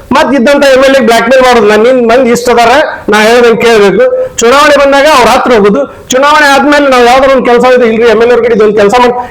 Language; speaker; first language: Kannada; non-native, local second language; Urdu